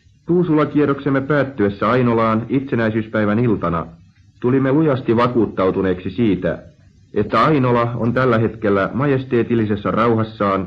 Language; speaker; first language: Finnish; native; Finnish